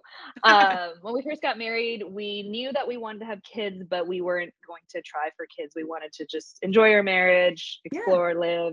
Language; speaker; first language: English; native; English